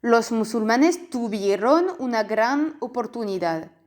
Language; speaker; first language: Spanish; non-native, fluent; French